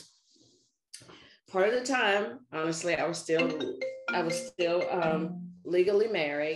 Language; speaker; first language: English; native; English